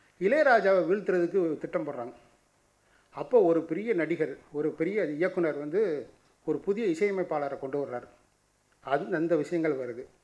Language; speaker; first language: Tamil; native; Tamil